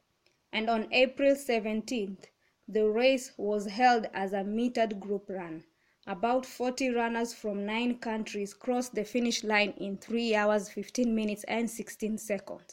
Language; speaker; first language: English; non-native, local second language; Kamba